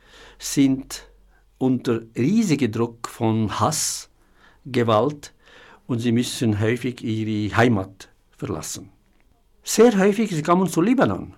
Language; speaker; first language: German; non-native, fluent; Arabic